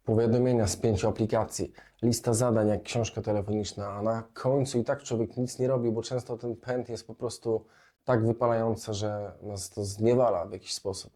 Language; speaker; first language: Polish; native; Polish